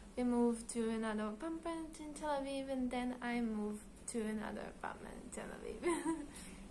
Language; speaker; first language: English; non-native, learner; Hebrew